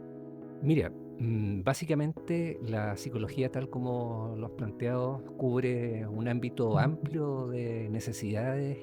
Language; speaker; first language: Spanish; native; Spanish